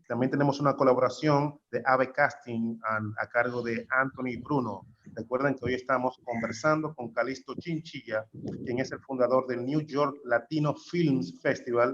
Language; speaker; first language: Spanish; native; Spanish